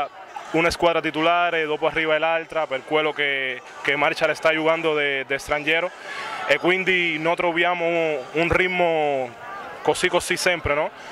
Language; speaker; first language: Italian; non-native, learner; Spanish